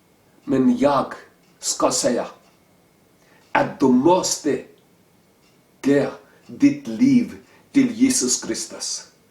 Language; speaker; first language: Swedish; non-native, learner; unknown